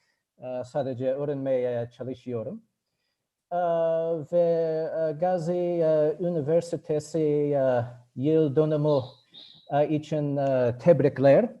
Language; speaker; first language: Turkish; non-native, learner; English